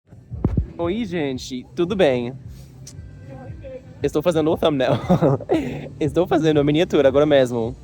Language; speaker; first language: Portuguese; non-native, learner; English